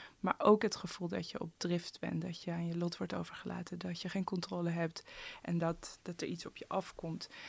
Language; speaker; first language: Dutch; early bilingual, other home language; Persian